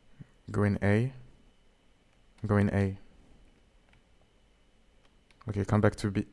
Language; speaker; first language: English; non-native, learner; French